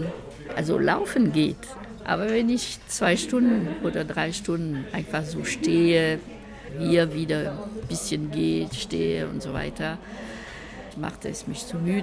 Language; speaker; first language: German; non-native, fluent; French